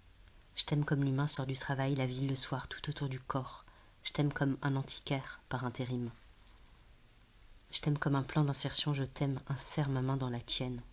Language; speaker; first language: French; native; French